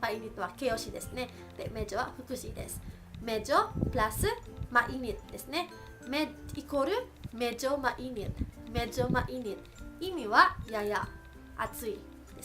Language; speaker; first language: Japanese; early bilingual, other home language; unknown